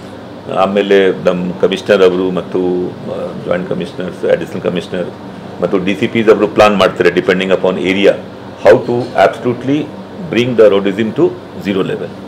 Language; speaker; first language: Kannada; non-native, fluent; Hindi